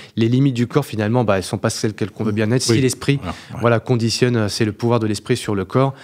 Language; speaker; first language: French; native; French